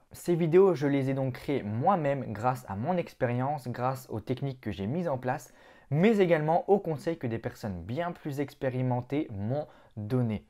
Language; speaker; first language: French; native; French